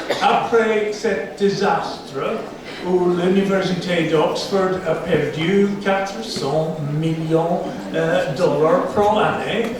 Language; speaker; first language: French; non-native, fluent; English